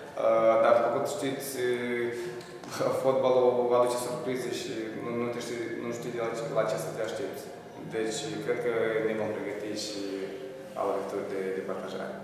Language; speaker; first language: Romanian; native; Romanian